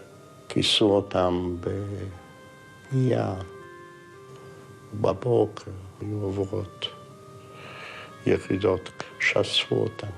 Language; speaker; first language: Hebrew; non-native, fluent; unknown